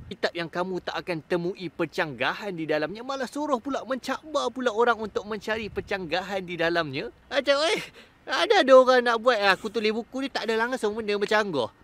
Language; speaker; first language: Malay; native; Malay